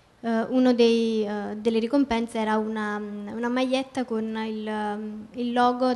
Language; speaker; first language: Italian; native; Italian